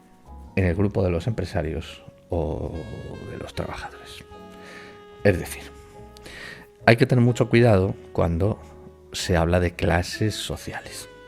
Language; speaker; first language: Spanish; native; Spanish